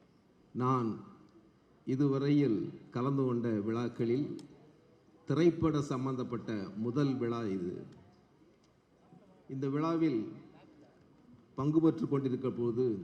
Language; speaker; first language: Tamil; native; Tamil